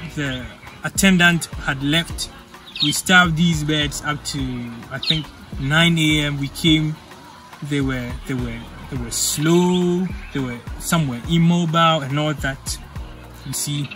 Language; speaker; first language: English; non-native, local second language; Akan